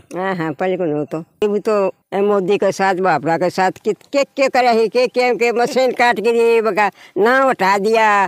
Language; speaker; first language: Hindi; native; Hindi